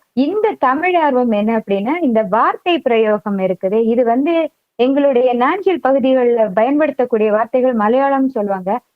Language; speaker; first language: Tamil; non-native, local second language; Malayalam